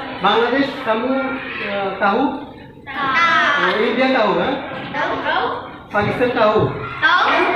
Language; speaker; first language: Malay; non-native, learner; Bangla